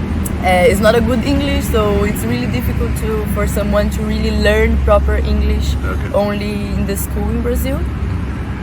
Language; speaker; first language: English; non-native, fluent; Portuguese